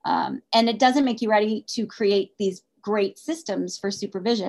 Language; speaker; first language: English; native; English